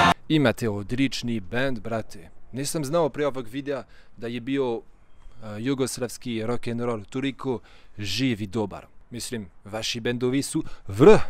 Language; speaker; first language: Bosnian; non-native, fluent; French